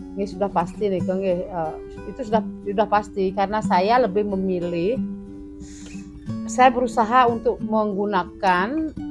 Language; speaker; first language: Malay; non-native, local second language; Balinese